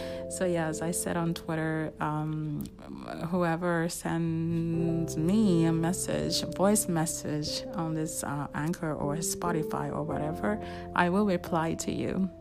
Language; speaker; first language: English; non-native, fluent; Japanese